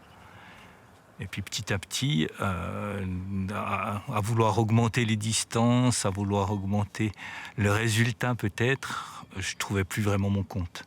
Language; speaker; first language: French; native; French